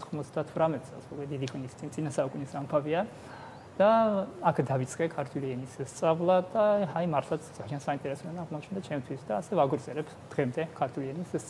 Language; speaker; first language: Georgian; non-native, fluent; Japanese